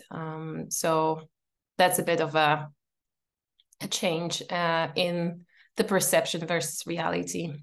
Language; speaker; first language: English; non-native, fluent; Polish